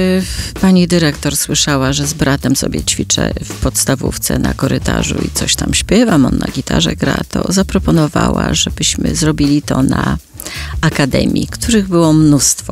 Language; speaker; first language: Polish; native; Polish